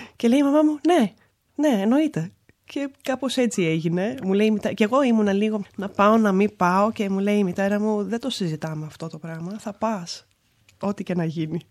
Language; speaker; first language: Greek; early bilingual, other home language; English